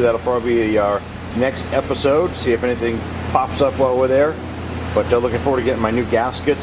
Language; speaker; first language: English; native; English